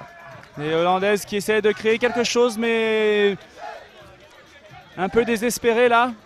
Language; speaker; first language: French; native; French